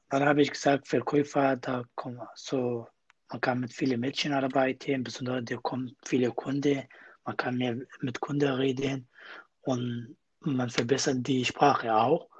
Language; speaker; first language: German; non-native, learner; Kurdish